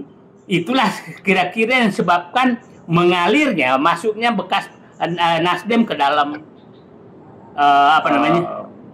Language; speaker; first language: Indonesian; native; Indonesian